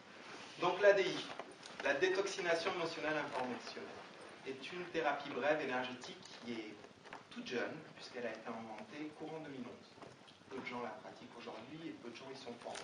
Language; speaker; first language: French; native; French